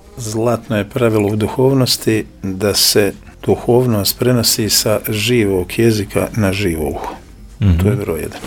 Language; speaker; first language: Croatian; native; Croatian